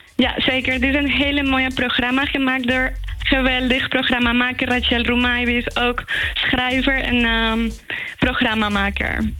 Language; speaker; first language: Dutch; non-native, fluent; Spanish